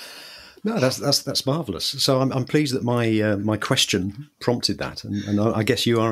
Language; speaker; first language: English; native; English